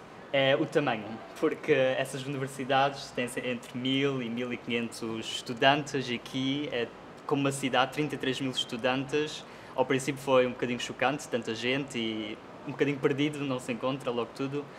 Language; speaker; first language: Portuguese; early bilingual, heritage; Portuguese